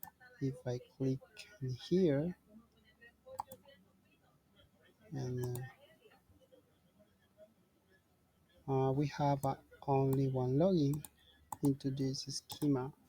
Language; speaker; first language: English; non-native, learner; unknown